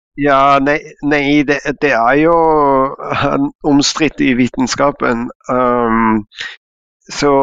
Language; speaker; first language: Norwegian; non-native, fluent; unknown